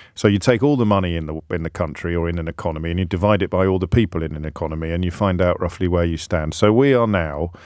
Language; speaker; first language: English; native; English